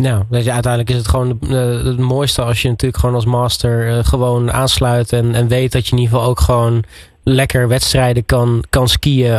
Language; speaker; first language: Dutch; native; Dutch